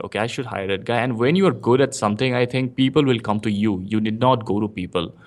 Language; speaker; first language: English; non-native, local second language; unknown